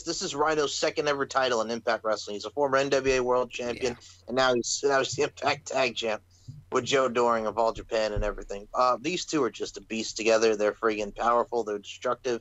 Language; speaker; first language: English; native; English